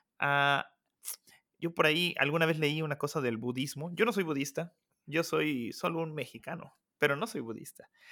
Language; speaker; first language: Spanish; native; Spanish